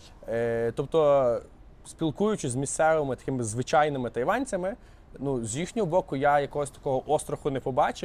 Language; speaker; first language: Ukrainian; native; Ukrainian